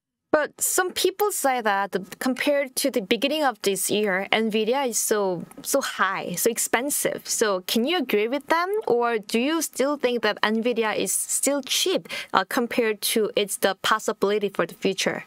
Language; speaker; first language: English; non-native, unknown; Korean